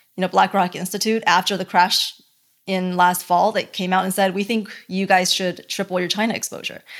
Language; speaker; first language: English; early bilingual, other home language; Chinese